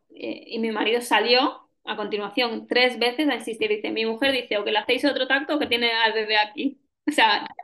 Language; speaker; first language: Spanish; native; Spanish